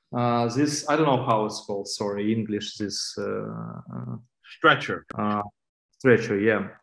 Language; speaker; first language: English; non-native, fluent; Ukrainian